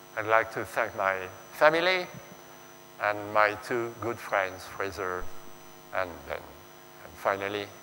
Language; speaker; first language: English; non-native, fluent; French